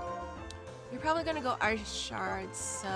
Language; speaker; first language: English; native; English